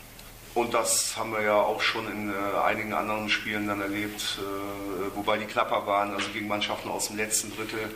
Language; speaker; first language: German; native; German